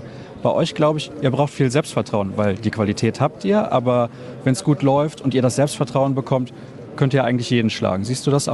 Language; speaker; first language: German; native; German